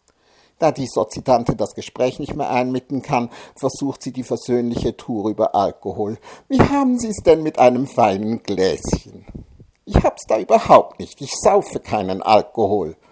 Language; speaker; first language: German; native; German